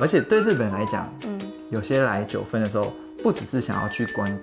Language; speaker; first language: Chinese; native; Chinese